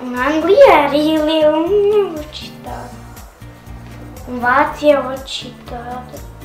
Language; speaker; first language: Latvian; early bilingual, heritage; Latvian